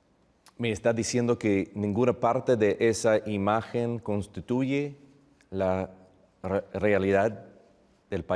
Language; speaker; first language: Spanish; non-native, fluent; English